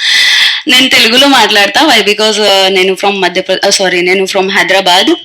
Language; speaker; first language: Telugu; non-native, local second language; Hindi